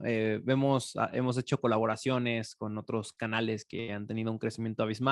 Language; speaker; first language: Spanish; native; Spanish